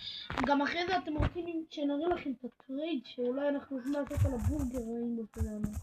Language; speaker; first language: Hebrew; native; Hebrew